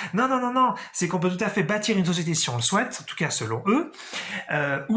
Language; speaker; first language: French; native; French